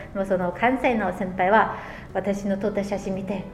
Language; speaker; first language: Japanese; non-native, fluent; Chinese